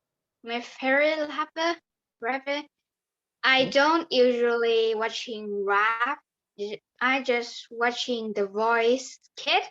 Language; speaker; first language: English; non-native, learner; Vietnamese